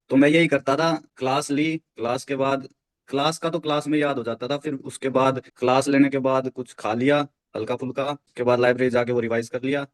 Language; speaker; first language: Hindi; native; Hindi